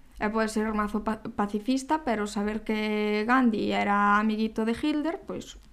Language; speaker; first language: Galician; non-native, local second language; Spanish